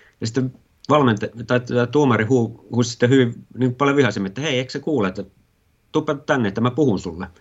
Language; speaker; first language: Finnish; native; Finnish